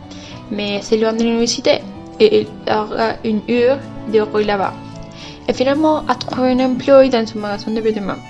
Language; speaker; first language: French; non-native, learner; Spanish